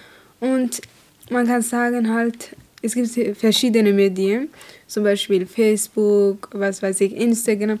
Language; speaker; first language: German; non-native, learner; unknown